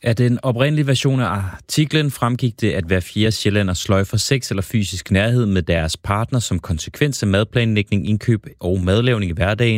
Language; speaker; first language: Danish; native; Danish